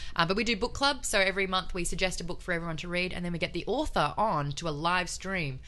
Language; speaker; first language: English; native; English